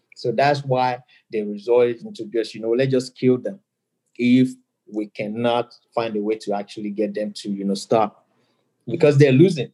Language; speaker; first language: English; non-native, local second language; Yoruba